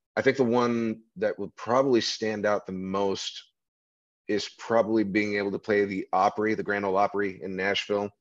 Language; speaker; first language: English; native; English